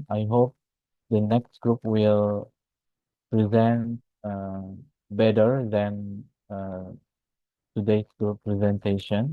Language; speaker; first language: English; non-native, fluent; Indonesian